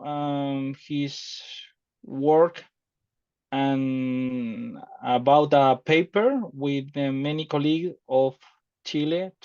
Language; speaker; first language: English; non-native, learner; Spanish